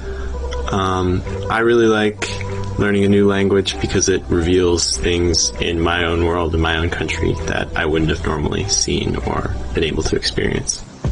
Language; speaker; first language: English; early bilingual, other home language; Spanish